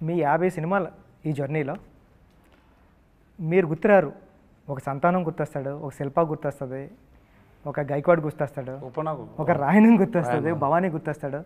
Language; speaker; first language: Telugu; native; Telugu